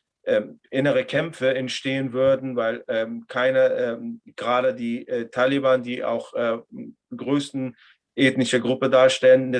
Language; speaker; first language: German; non-native, fluent; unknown